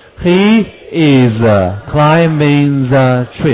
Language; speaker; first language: English; non-native, fluent; Chinese